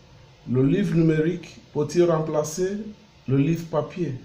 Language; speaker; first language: French; non-native, learner; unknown